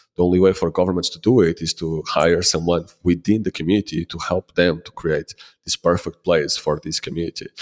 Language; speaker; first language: English; non-native, fluent; Portuguese